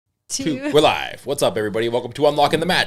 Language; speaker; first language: English; native; English